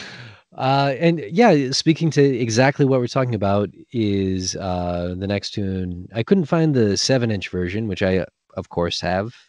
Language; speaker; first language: English; native; English